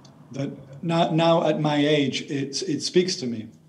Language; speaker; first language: English; native; English